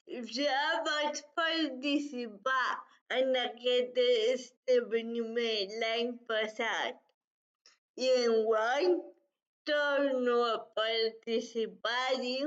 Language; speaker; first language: Catalan; non-native, fluent; Greek